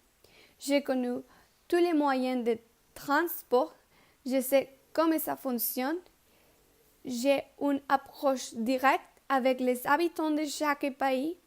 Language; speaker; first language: French; non-native, learner; Spanish